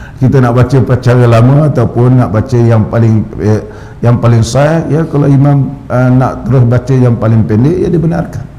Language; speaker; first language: Malay; native; Malay